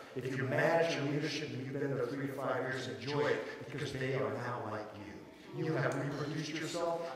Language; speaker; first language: English; early bilingual, other home language; Korean